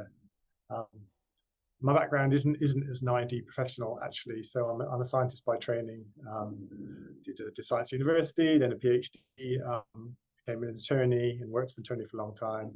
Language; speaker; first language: English; native; English